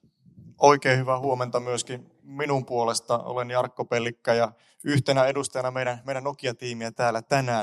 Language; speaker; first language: Finnish; native; Finnish